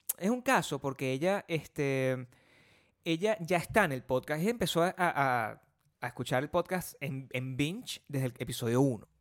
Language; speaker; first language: Spanish; native; Spanish